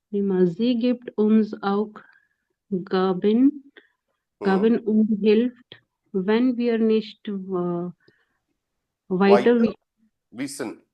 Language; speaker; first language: German; non-native, learner; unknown